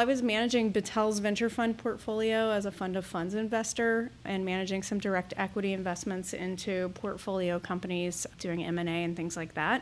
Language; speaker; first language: English; native; English